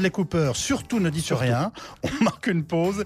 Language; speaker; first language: French; native; French